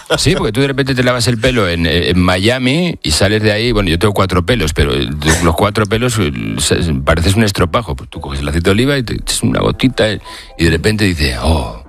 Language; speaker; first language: Spanish; native; Spanish